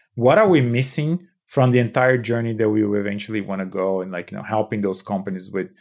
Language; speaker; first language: English; non-native, fluent; Portuguese